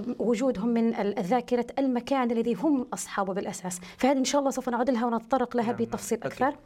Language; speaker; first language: Arabic; early bilingual, heritage; Arabic